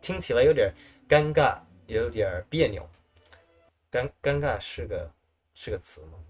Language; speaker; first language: Chinese; non-native, learner; English